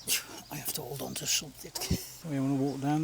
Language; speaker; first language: English; native; English